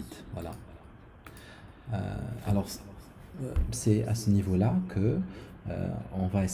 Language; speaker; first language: French; non-native, local second language; Arabic